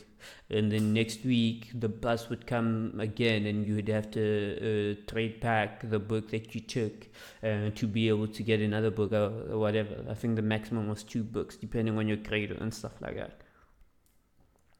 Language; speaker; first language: English; non-native, local second language; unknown